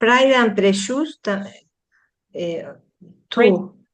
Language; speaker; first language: English; non-native, learner; Spanish